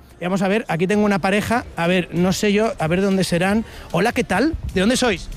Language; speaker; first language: Spanish; native; Spanish